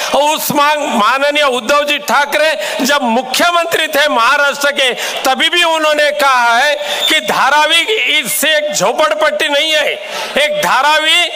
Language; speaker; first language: Hindi; non-native, local second language; Marathi